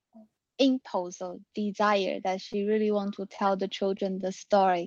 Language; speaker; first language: English; non-native, learner; Chinese